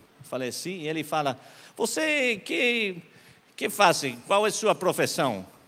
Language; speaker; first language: Portuguese; non-native, learner; Spanish